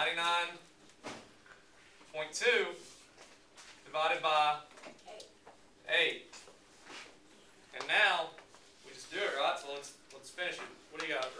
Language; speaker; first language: English; native; English